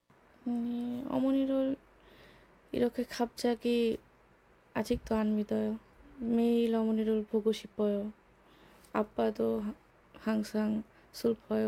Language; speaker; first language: Korean; non-native, learner; Bangla